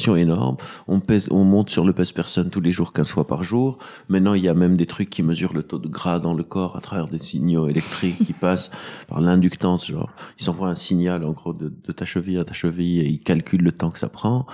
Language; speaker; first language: French; non-native, local second language; Arabic